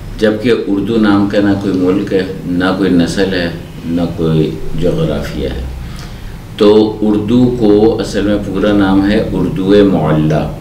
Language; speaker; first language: Urdu; native; Urdu